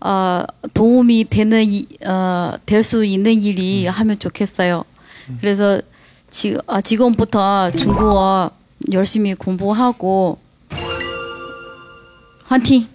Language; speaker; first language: Korean; non-native, learner; Chinese